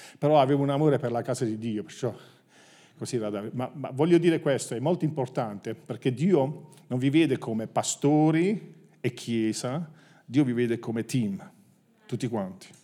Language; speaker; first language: Italian; native; Italian